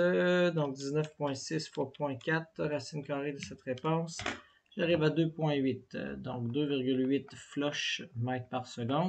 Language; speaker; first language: French; native; French